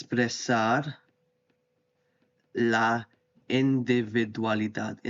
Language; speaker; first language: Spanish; non-native, fluent; English